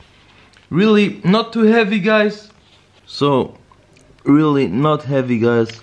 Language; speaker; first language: English; non-native, learner; Bosnian